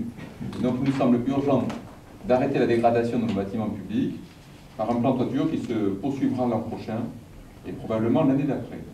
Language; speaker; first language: French; native; French